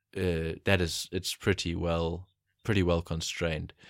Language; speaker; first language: English; native; English